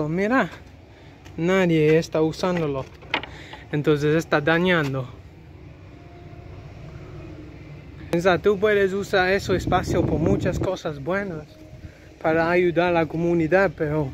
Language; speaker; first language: Spanish; non-native, learner; English